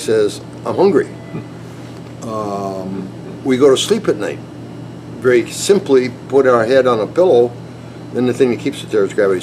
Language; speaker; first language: English; native; English